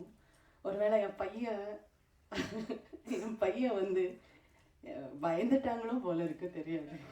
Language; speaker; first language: Tamil; non-native, fluent; Malayalam